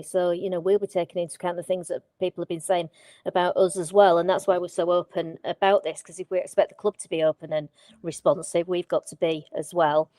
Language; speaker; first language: English; native; English